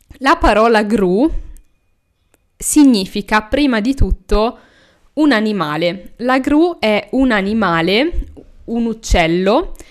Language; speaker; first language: Italian; native; Italian